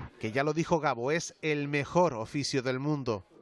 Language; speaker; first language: Spanish; native; Spanish